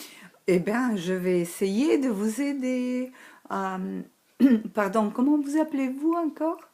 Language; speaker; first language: French; non-native, learner; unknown